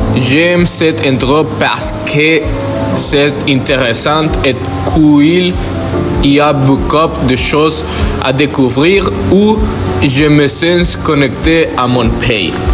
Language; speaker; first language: French; non-native, learner; Spanish